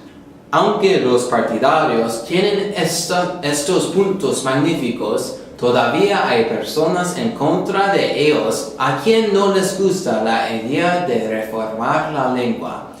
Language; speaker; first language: Spanish; non-native, learner; English